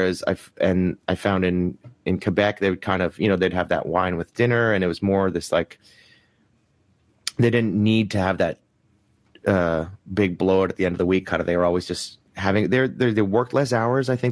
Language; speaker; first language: English; native; English